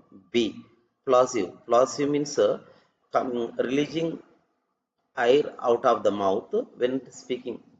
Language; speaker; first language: English; non-native, local second language; Telugu